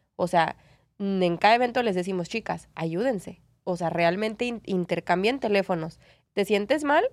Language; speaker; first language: Spanish; native; Spanish